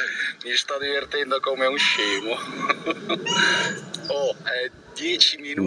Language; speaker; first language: Italian; native; Italian